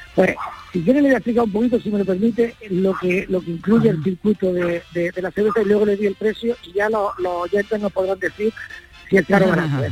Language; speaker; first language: Spanish; native; Spanish